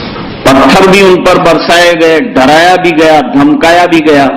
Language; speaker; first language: Urdu; native; Urdu